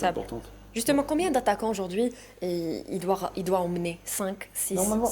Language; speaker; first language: French; native; French